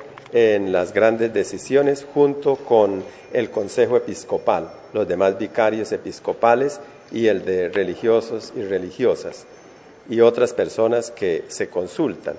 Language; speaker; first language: Spanish; native; Spanish